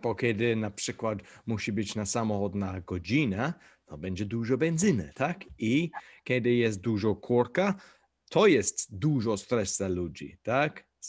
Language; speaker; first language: Polish; non-native, learner; English